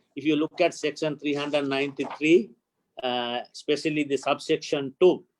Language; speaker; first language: English; non-native, local second language; Sinhala